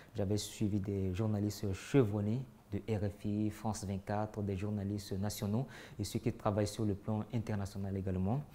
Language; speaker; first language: French; non-native, local second language; Sango